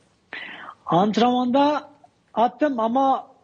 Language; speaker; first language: Turkish; non-native, learner; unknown